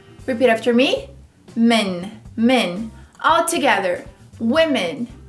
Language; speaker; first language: English; non-native, fluent; Portuguese